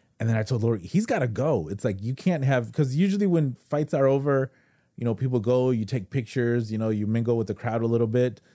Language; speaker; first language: English; native; English